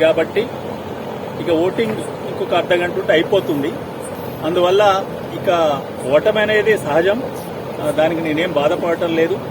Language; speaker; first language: Telugu; native; Telugu